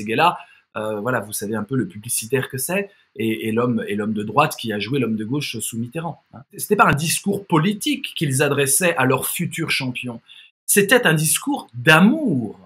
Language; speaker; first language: French; native; French